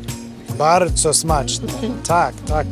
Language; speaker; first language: Polish; non-native, learner; English